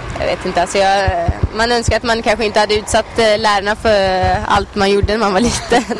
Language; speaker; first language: Swedish; early bilingual, other home language; Albanian